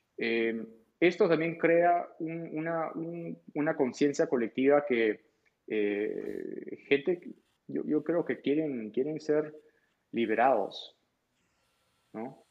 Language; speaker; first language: Spanish; early bilingual, heritage; Spanish